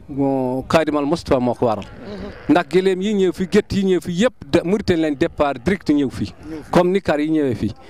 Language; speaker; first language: Wolof; native; Wolof